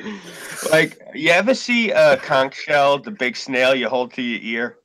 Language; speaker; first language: English; native; English